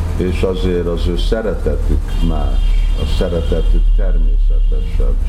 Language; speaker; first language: Hungarian; early bilingual, heritage; Hungarian